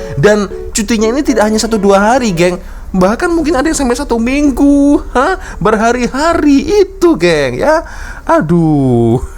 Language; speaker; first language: Malay; native; Malay